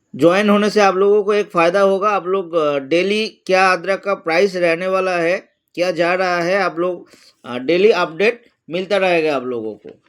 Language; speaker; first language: Hindi; non-native, local second language; Bangla